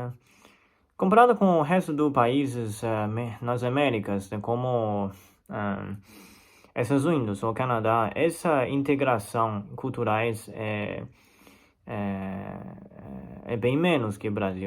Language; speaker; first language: Portuguese; non-native, fluent; Chinese